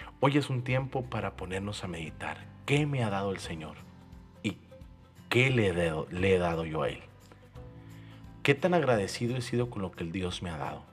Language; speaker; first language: Spanish; native; Spanish